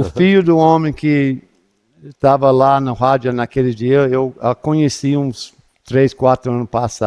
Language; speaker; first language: Portuguese; non-native, fluent; English